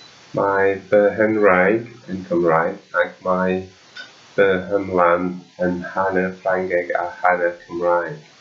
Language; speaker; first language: Welsh; non-native, learner; French